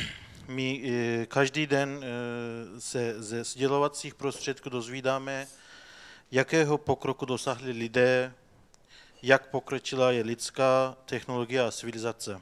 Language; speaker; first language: Czech; non-native, fluent; Turkish